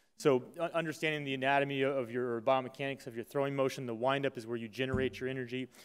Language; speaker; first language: English; native; English